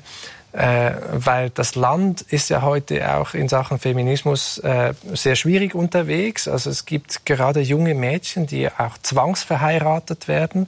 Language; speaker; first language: German; native; German